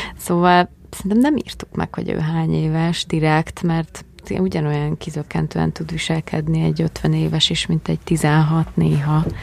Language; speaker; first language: Hungarian; native; Hungarian